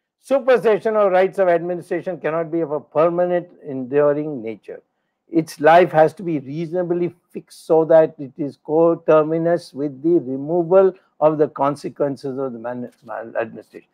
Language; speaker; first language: English; non-native, local second language; Tamil